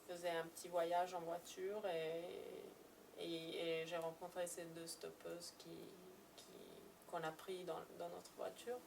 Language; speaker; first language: French; non-native, fluent; Serbian